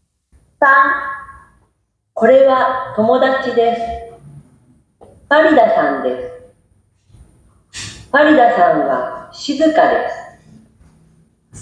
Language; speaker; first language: Japanese; non-native, learner; Indonesian